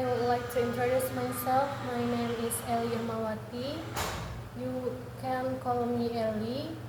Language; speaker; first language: English; non-native, learner; Indonesian